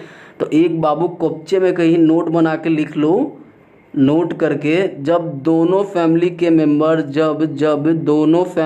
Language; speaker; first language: Hindi; native; Hindi